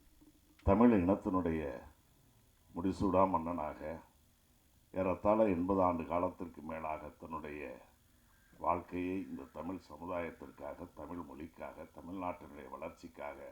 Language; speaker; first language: Tamil; native; Tamil